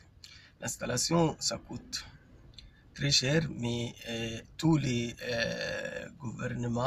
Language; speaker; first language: French; non-native, fluent; Arabic